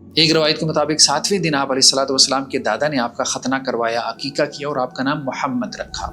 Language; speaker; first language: Urdu; native; Urdu